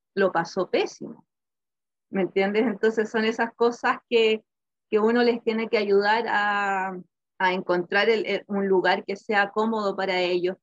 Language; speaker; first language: Spanish; native; Spanish